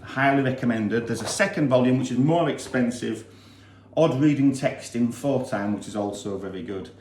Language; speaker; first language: English; native; English